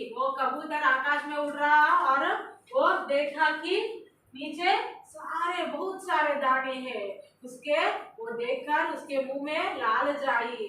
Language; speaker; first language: Hindi; non-native, local second language; Telugu